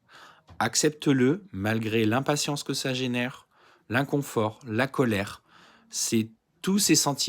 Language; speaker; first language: French; native; French